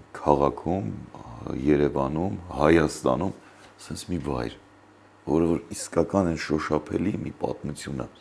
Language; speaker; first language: Armenian; native; Armenian